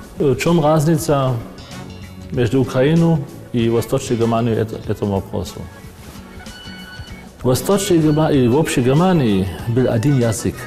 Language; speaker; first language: Russian; non-native, fluent; German